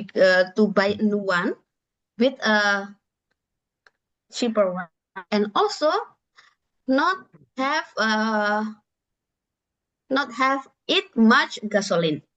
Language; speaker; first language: English; non-native, learner; Indonesian